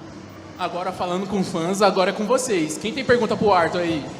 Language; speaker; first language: Portuguese; native; Portuguese